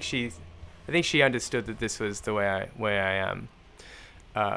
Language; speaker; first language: English; native; English